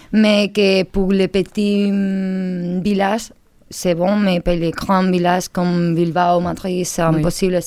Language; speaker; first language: French; non-native, learner; Spanish